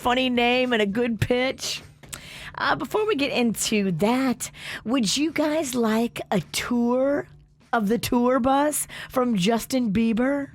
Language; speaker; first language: English; native; English